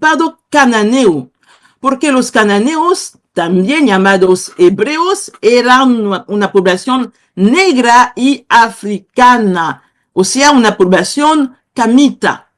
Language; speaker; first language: Spanish; non-native, fluent; Kongo